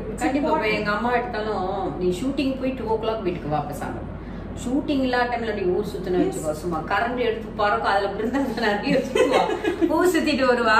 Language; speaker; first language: Tamil; native; Tamil